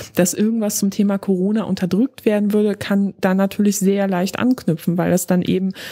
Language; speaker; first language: German; non-native, fluent; Polish